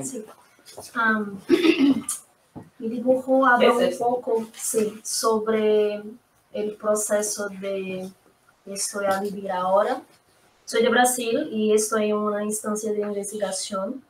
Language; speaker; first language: Spanish; non-native, learner; Portuguese